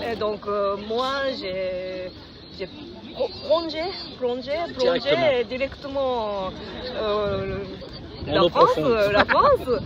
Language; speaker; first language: French; non-native, fluent; Japanese